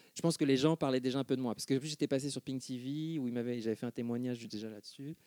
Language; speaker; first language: French; native; French